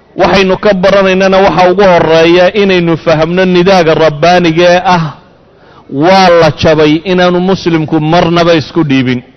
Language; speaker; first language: Somali; native; Somali